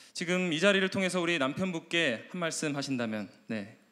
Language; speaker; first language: Korean; native; Korean